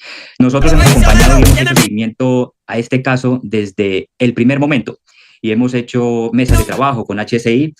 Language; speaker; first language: Spanish; native; Spanish